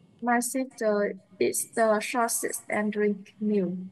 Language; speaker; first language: English; non-native, learner; Vietnamese